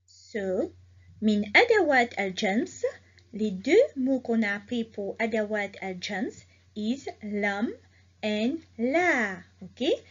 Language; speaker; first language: French; non-native, local second language; Morisyen